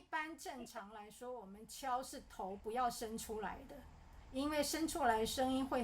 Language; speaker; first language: Chinese; native; Chinese